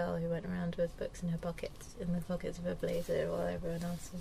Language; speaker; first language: English; native; English